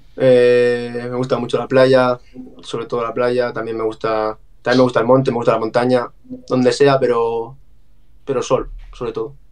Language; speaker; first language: Spanish; native; Spanish